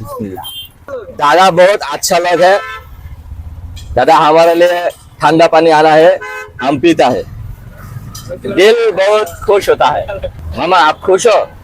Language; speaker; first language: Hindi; non-native, learner; Bangla